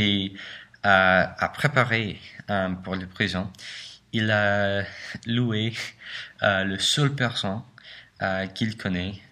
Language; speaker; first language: French; non-native, learner; English